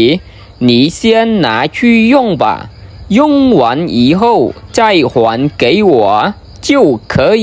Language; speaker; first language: Chinese; non-native, fluent; Khmer